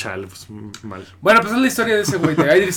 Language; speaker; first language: Spanish; native; Spanish